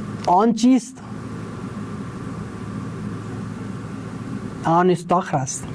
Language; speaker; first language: Persian; non-native, fluent; Urdu